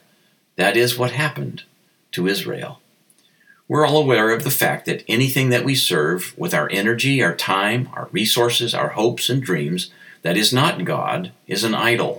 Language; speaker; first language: English; native; English